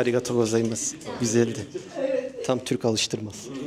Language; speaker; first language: Turkish; native; Turkish